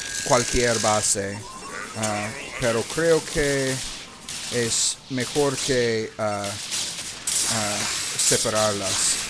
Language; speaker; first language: Spanish; non-native, learner; English